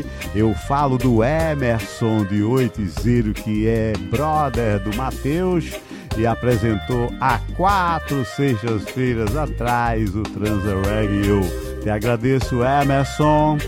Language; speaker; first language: Portuguese; native; Portuguese